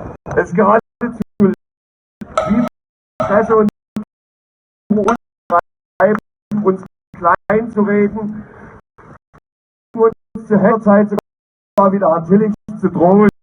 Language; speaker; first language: German; native; German